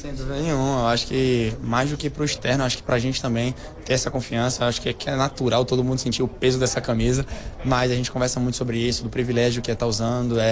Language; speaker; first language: Portuguese; native; Portuguese